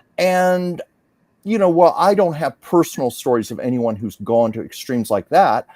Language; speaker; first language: English; native; English